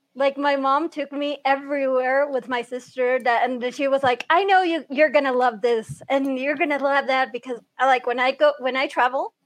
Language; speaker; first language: English; early bilingual, other home language; Spanish